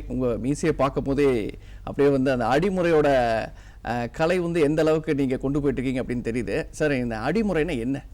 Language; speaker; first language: Tamil; native; Tamil